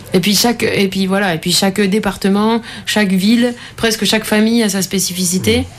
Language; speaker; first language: French; native; French